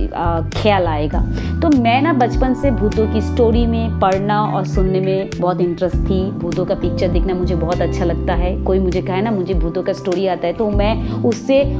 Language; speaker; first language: Hindi; non-native, local second language; Marathi